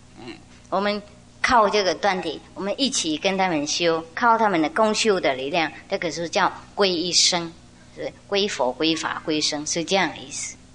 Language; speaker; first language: Chinese; non-native, fluent; Vietnamese